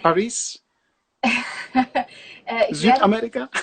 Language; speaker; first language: German; non-native, learner; Polish